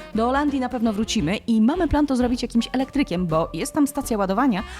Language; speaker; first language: Polish; native; Polish